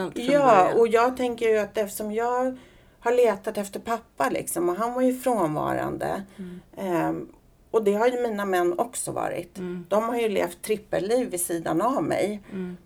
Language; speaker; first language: Swedish; native; Swedish